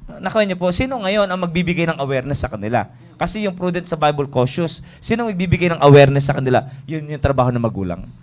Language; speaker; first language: Filipino; native; Filipino